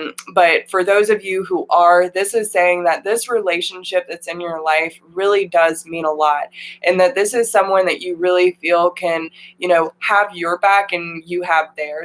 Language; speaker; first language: English; native; English